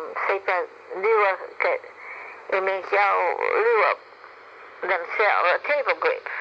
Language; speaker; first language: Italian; early bilingual, heritage; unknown